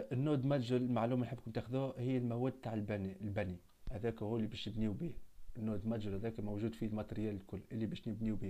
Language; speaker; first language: Arabic; native; Arabic